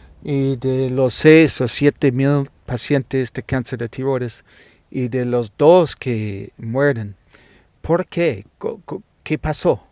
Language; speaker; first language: Spanish; non-native, learner; English